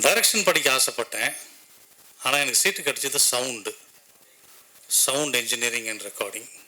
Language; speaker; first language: Tamil; native; Tamil